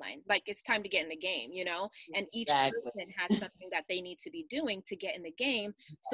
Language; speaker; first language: English; native; English